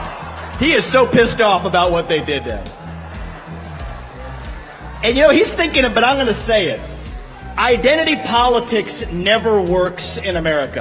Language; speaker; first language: English; early bilingual, other home language; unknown